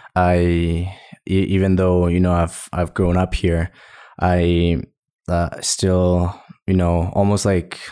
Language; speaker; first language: English; early bilingual, other home language; Spanish